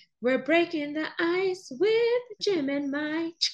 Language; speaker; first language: English; native; English